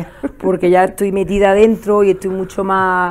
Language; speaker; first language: Spanish; native; Spanish